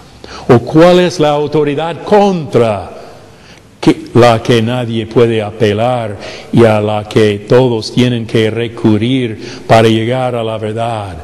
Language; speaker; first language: Spanish; non-native, fluent; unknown